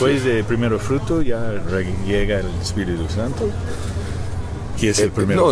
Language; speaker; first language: Spanish; non-native, learner; English